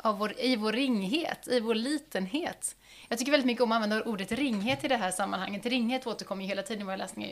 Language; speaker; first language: Swedish; native; Swedish